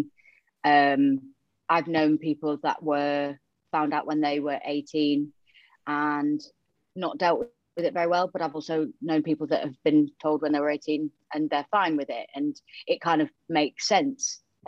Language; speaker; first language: English; native; English